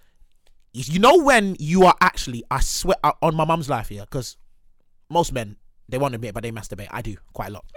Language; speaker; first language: English; native; English